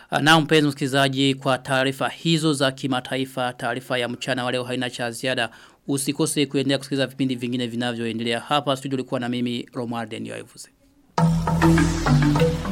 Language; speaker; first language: Swahili; non-native, local second language; Rundi